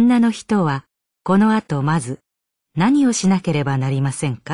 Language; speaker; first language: Japanese; native; Japanese